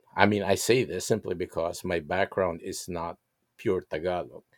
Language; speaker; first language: English; non-native, local second language; Filipino